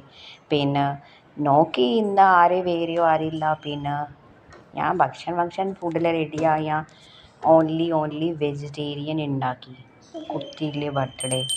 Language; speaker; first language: Malayalam; non-native, learner; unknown